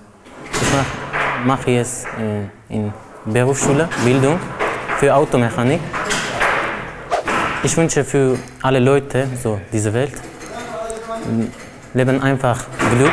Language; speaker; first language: German; non-native, learner; Arabic